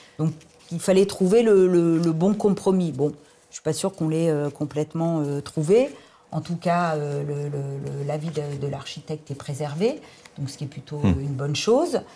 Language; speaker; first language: French; native; French